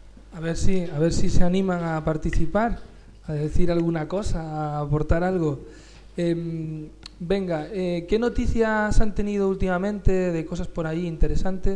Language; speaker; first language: Spanish; native; Spanish